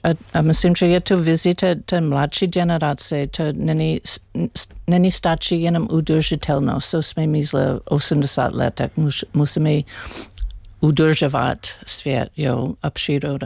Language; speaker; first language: Czech; non-native, learner; English